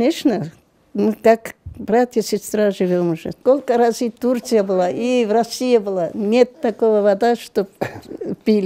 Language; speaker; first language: Russian; non-native, local second language; Turkish